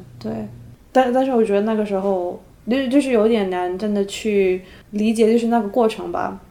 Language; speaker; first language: Chinese; early bilingual, heritage; Cantonese